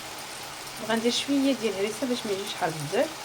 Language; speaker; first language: Arabic; native; Arabic